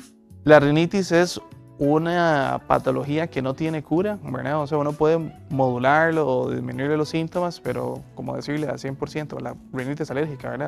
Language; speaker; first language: Spanish; native; Spanish